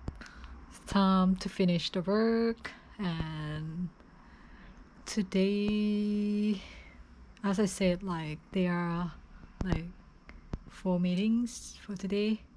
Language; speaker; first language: English; non-native, fluent; Lao